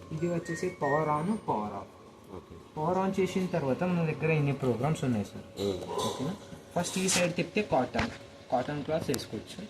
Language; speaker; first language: Telugu; non-native, local second language; Kannada